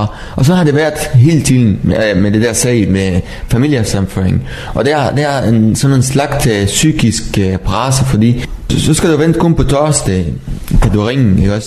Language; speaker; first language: Danish; non-native, learner; Arabic